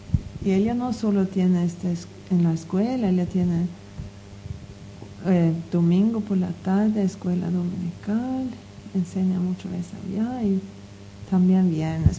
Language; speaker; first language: Spanish; non-native, learner; Norwegian